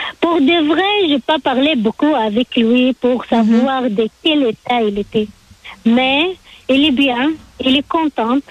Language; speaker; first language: French; non-native, learner; Arabic